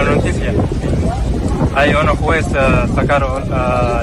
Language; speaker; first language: Spanish; non-native, learner; Arabic